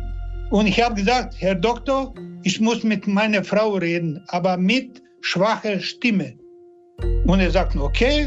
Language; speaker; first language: German; non-native, learner; Serbian